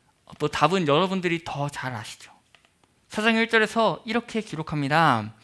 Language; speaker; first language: Korean; native; Korean